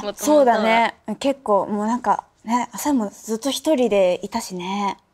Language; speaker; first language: Japanese; native; Japanese